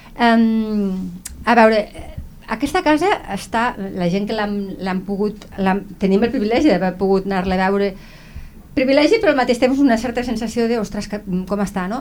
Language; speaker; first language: Catalan; native; Catalan